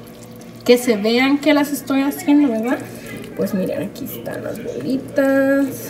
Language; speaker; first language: Spanish; early bilingual, heritage; Spanish